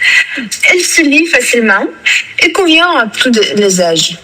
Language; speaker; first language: French; non-native, fluent; Russian